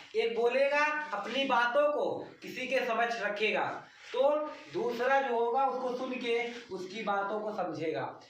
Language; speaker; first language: Hindi; native; Hindi